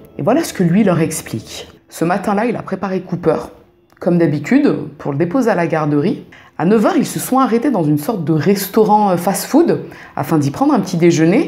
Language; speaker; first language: French; native; French